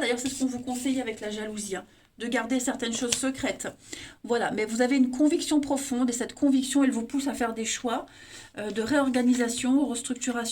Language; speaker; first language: French; native; French